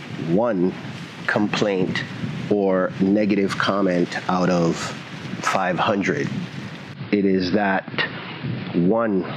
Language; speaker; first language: English; native; English